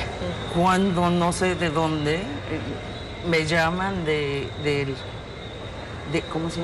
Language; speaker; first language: Spanish; non-native, fluent; English